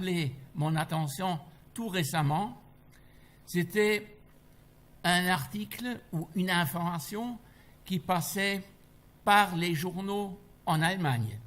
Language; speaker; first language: French; non-native, fluent; German